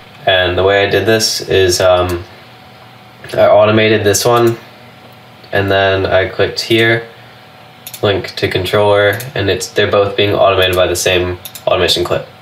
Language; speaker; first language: English; native; English